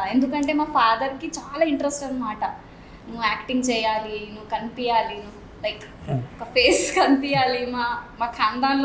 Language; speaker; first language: Telugu; non-native, local second language; Marathi